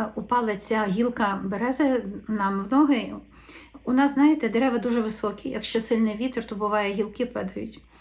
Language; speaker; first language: Ukrainian; native; Ukrainian